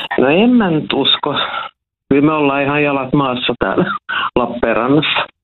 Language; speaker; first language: Finnish; non-native, local second language; Swedish